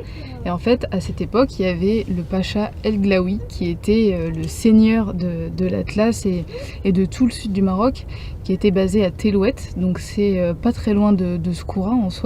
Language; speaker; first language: French; native; French